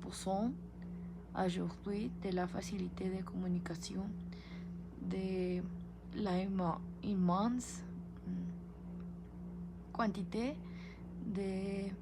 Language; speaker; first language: French; non-native, learner; Spanish